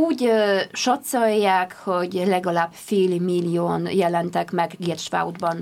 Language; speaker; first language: Hungarian; non-native, fluent; Polish